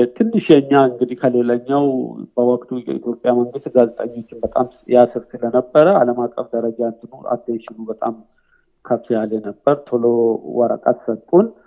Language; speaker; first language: Amharic; non-native, local second language; Oromo